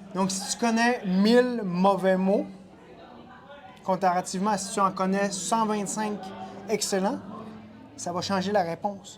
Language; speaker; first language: French; native; French